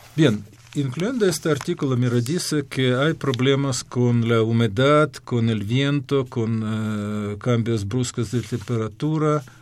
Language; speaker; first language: Spanish; non-native, fluent; Ukrainian